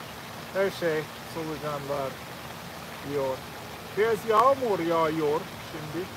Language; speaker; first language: Turkish; non-native, learner; English